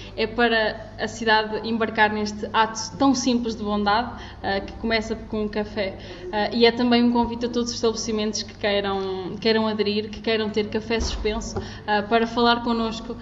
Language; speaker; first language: Portuguese; native; Portuguese